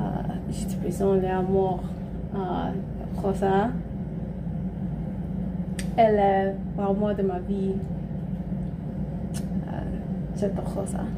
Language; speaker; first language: French; non-native, learner; English